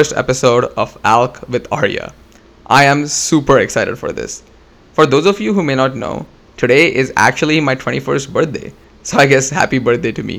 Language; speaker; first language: English; non-native, local second language; Hindi